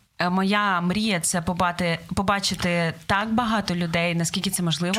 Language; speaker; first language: Ukrainian; native; Ukrainian